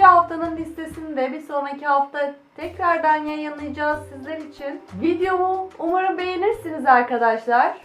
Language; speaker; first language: Turkish; native; Turkish